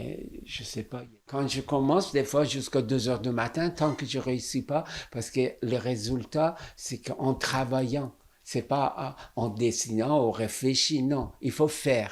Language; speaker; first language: French; non-native, fluent; Persian